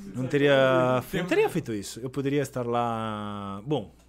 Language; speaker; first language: Portuguese; non-native, fluent; Italian